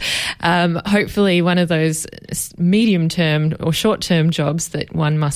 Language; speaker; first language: English; native; English